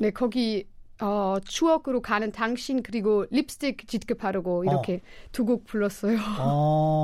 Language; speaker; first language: Korean; non-native, fluent; German